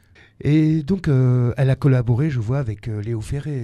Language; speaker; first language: French; native; French